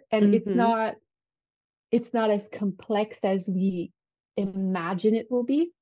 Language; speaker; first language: English; non-native, fluent; French